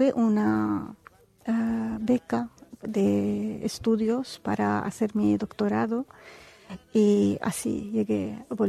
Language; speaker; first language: Spanish; non-native, fluent; Arabic